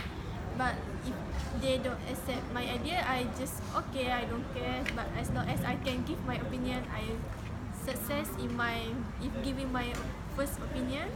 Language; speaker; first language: English; non-native, local second language; Malay